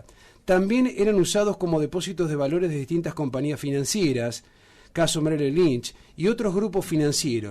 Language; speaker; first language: Spanish; native; Spanish